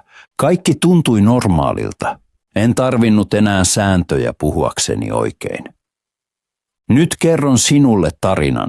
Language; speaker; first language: Finnish; non-native, fluent; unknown